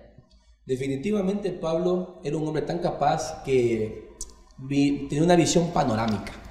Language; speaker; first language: Spanish; native; Spanish